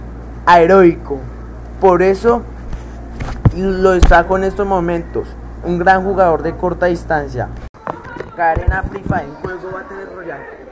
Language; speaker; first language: Spanish; native; Spanish